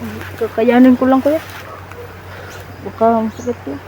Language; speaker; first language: Filipino; non-native, local second language; Cebuano